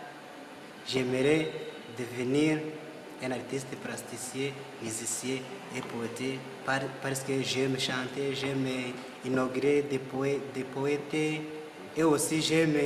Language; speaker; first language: French; non-native, local second language; Kinyarwanda